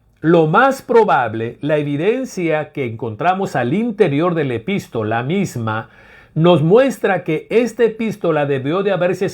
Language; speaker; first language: Spanish; native; Spanish